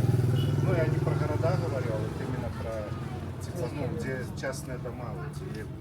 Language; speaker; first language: Russian; native; Russian